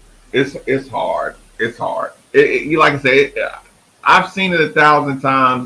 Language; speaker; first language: English; native; English